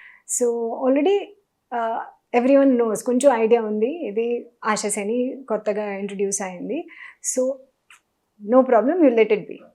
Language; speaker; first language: Telugu; non-native, learner; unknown